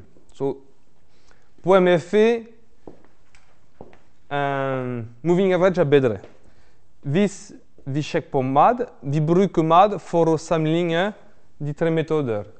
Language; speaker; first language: Norwegian; non-native, fluent; French